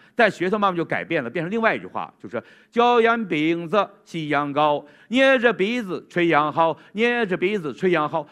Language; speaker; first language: Chinese; native; Chinese